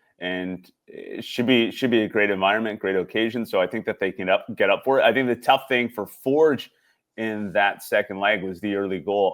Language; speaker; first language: English; native; English